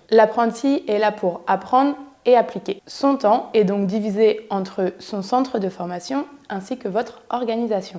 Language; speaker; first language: French; native; French